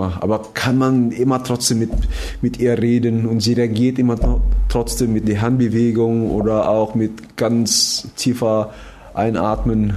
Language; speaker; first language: German; non-native, fluent; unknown